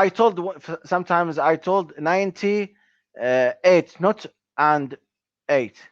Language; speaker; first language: English; non-native, learner; Arabic